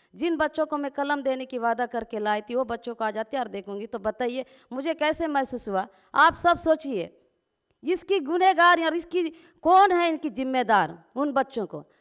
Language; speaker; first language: Hindi; non-native, local second language; Gondi